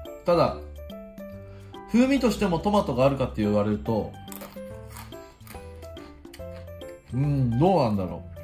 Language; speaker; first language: Japanese; native; Japanese